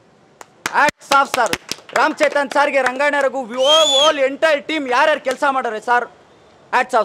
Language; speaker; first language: Kannada; native; Kannada